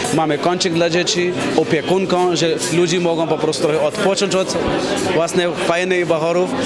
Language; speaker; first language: Polish; non-native, fluent; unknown